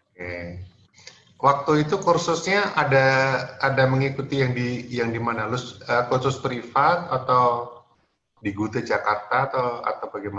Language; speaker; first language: Indonesian; native; Indonesian